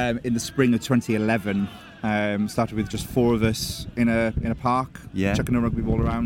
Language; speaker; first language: English; native; English